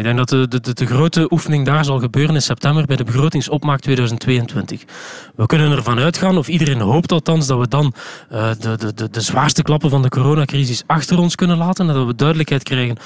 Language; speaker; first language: Dutch; native; Dutch